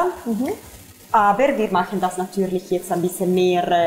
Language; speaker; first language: German; non-native, fluent; Italian